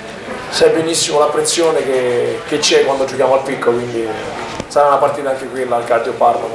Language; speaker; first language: Italian; native; Italian